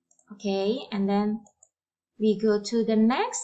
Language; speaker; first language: English; non-native, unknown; Indonesian